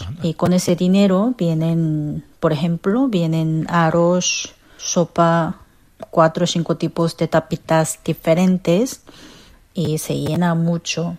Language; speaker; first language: Spanish; non-native, fluent; Korean